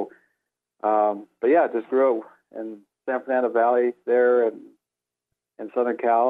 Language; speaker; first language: English; native; English